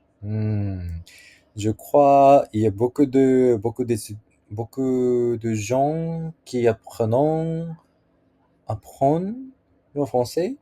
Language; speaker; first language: French; non-native, learner; Japanese